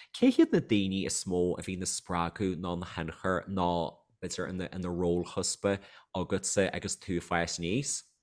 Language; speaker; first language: Irish; native; Irish